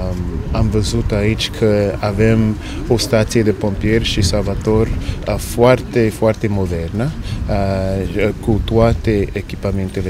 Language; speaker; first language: Romanian; non-native, fluent; English